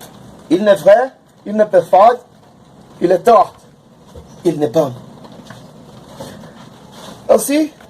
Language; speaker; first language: French; non-native, learner; Portuguese